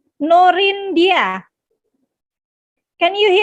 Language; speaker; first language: English; non-native, learner; Indonesian